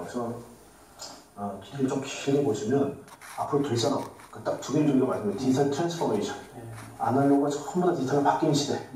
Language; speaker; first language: Korean; native; Korean